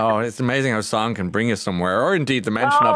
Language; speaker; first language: English; native; English